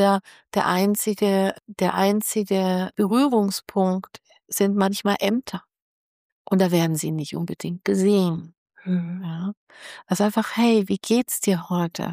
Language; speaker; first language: German; native; German